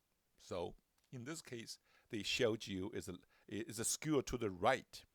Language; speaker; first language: English; non-native, fluent; Chinese